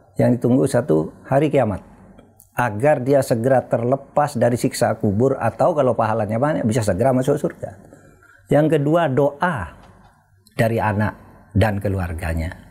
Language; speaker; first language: Indonesian; non-native, local second language; Madurese